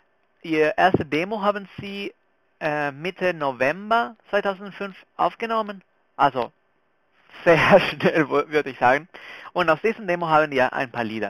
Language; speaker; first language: German; non-native, fluent; Spanish